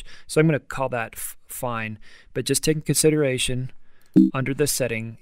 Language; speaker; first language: English; native; English